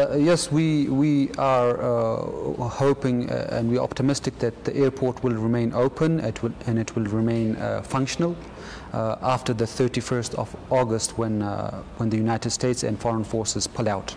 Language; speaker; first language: English; non-native, fluent; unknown